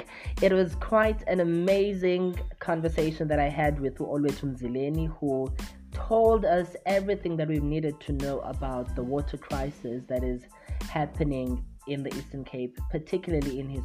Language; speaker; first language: English; non-native, local second language; Xhosa